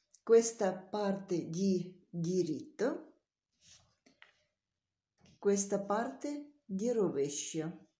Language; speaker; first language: Italian; non-native, learner; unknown